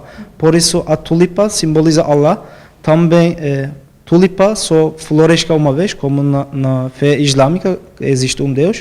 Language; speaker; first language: Portuguese; non-native, fluent; Turkish